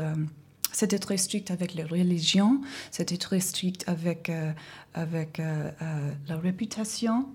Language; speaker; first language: French; non-native, learner; English